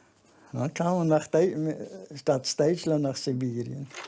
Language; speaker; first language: German; early bilingual, heritage; German